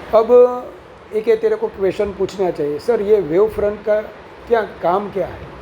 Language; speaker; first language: Hindi; non-native, local second language; Gujarati